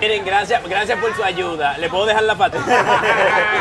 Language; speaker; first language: Spanish; native; Spanish